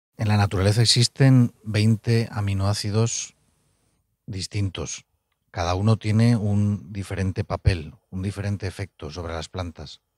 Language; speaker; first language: Spanish; native; Spanish